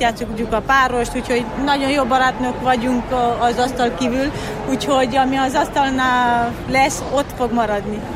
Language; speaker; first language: Hungarian; non-native, local second language; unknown